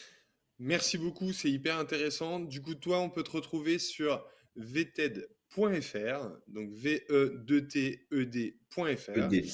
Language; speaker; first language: French; native; French